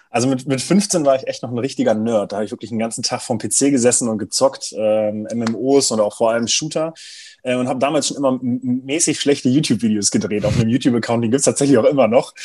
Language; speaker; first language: German; native; German